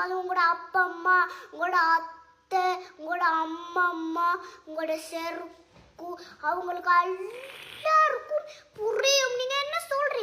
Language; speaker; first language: Tamil; early bilingual, heritage; Tamil